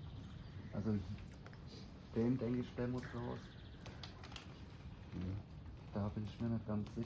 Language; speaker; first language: German; native; German